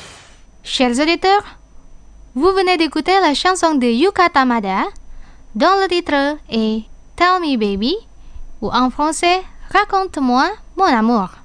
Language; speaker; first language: French; non-native, fluent; Indonesian